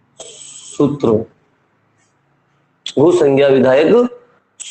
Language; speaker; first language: Hindi; native; Hindi